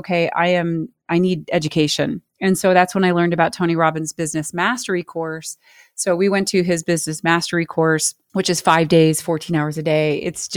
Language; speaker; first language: English; native; English